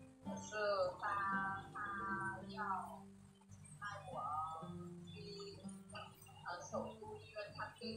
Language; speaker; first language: Chinese; non-native, learner; Vietnamese